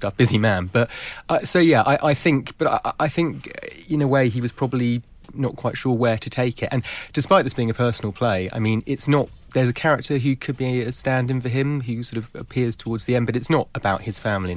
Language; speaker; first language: English; native; English